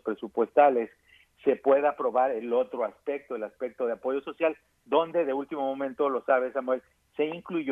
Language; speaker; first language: Spanish; native; Spanish